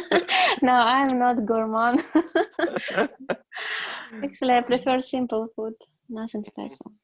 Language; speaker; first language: English; non-native, learner; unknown